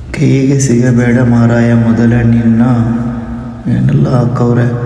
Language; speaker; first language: Kannada; non-native, local second language; Badaga